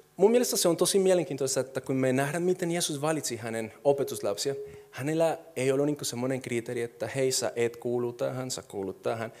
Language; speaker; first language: Finnish; non-native, fluent; Spanish